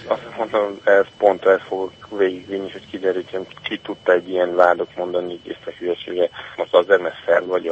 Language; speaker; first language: Hungarian; non-native, fluent; Serbian